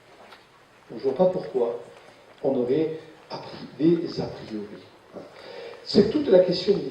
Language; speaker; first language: French; native; French